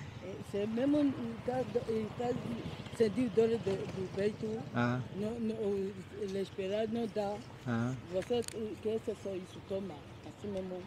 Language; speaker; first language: Portuguese; non-native, local second language; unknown